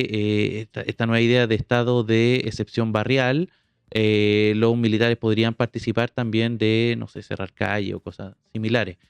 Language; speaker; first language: Spanish; native; Spanish